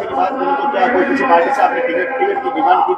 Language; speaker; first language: Hindi; native; Hindi